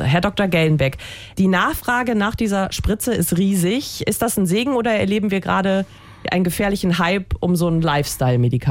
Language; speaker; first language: German; native; German